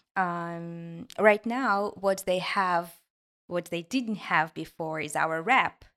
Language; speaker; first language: English; non-native, fluent; Ukrainian